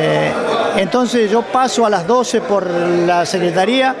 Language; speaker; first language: Spanish; native; Spanish